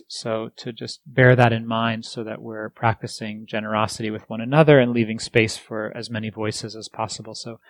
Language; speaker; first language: English; native; English